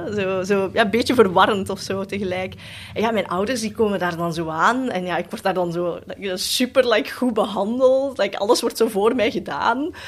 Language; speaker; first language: Dutch; early bilingual, other home language; Cantonese